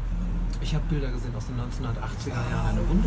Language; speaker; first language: German; native; German